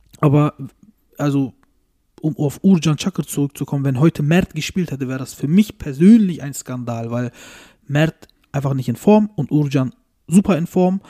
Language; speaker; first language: German; early bilingual, other home language; Turkish